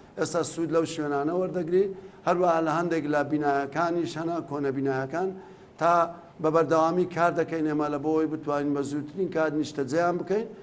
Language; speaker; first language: Central Kurdish; native; Central Kurdish